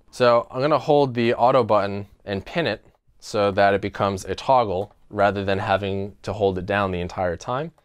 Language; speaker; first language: English; native; English